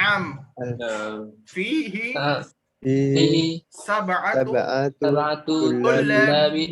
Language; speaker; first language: Arabic; non-native, learner; Indonesian